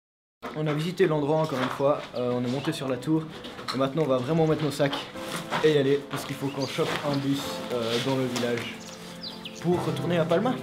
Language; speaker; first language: French; native; French